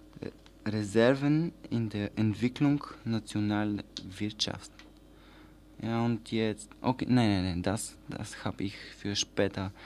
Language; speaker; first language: German; non-native, learner; Bulgarian